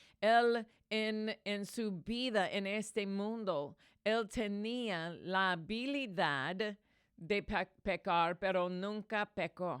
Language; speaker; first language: Spanish; non-native, fluent; English